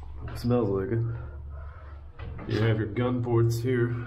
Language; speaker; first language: English; native; English